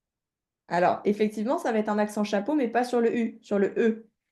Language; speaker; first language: French; native; French